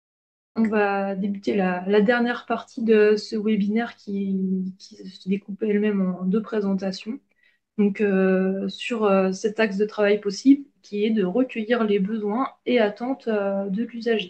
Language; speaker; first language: French; native; French